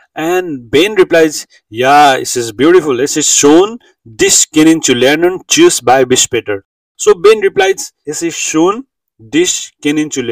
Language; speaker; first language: German; non-native, learner; Nepali